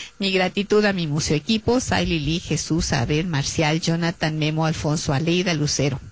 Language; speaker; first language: Spanish; native; Spanish